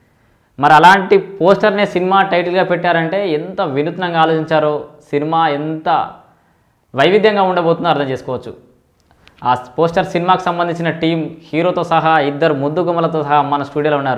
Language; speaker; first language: Telugu; native; Telugu